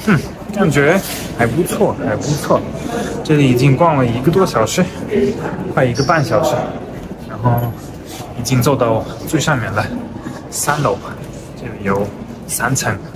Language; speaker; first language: Chinese; non-native, fluent; German